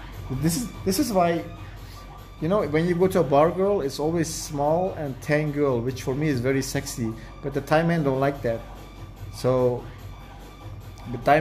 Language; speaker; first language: English; non-native, fluent; Dutch